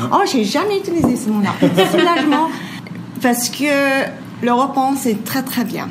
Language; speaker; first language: French; non-native, local second language; English